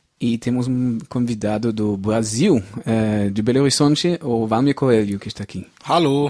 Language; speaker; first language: Portuguese; non-native, fluent; German